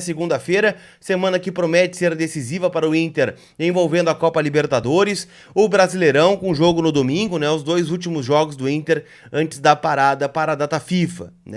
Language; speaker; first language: Portuguese; native; Portuguese